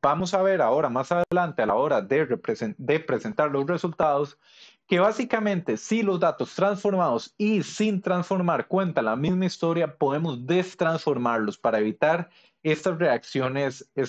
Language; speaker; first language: Spanish; native; Spanish